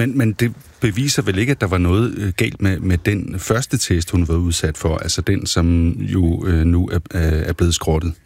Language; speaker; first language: Danish; native; Danish